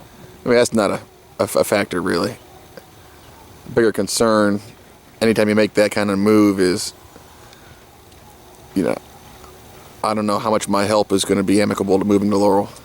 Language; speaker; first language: English; native; English